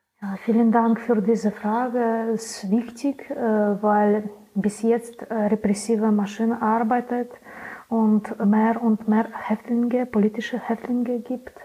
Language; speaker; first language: German; non-native, learner; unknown